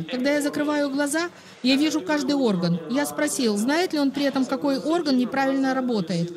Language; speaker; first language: Russian; native; Russian